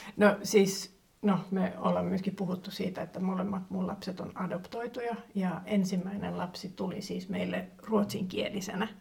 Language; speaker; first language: Finnish; non-native, local second language; Swedish